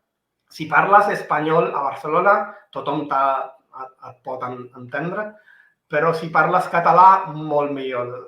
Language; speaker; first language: Catalan; non-native, fluent; Italian